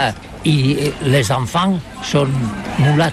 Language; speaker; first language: French; non-native, learner; Catalan